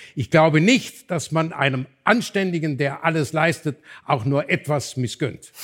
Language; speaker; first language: German; native; German